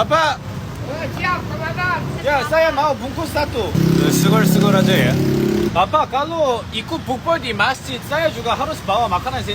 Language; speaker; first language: Indonesian; non-native, fluent; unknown